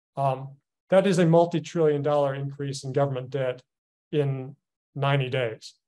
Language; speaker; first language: English; native; English